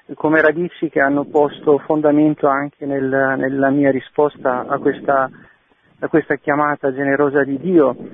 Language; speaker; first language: Italian; non-native, fluent; Albanian